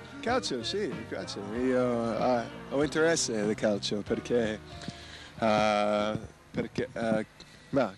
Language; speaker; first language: Italian; non-native, learner; English